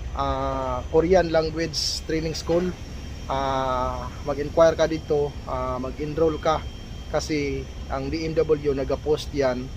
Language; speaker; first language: Filipino; non-native, local second language; Cebuano